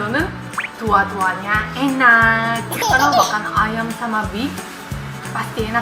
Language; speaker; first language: Indonesian; non-native, fluent; Korean